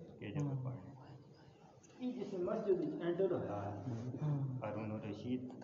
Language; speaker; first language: Urdu; non-native, local second language; Punjabi